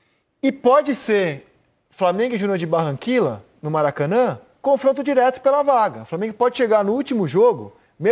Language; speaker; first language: Portuguese; native; Portuguese